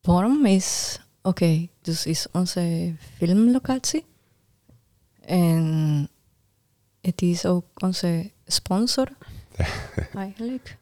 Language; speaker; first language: Dutch; non-native, learner; Spanish